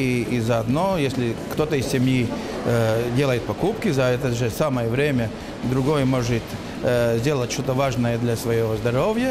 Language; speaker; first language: Russian; non-native, local second language; Latvian